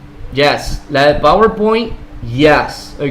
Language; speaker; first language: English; non-native, fluent; Spanish